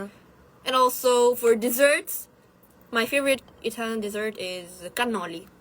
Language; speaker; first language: English; non-native, fluent; Italian